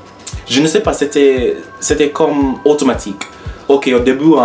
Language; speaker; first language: French; non-native, learner; English